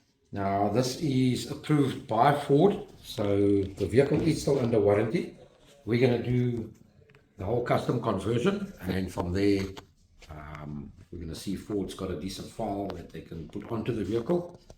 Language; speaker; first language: English; native; English